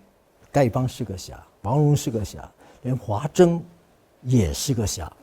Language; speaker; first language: Chinese; non-native, fluent; Cantonese